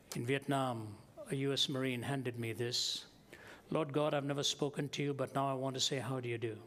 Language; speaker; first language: English; non-native, local second language; Hindi